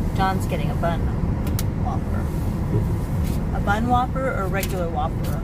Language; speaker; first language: English; native; English